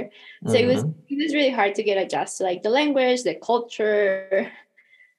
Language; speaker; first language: English; non-native, fluent; Spanish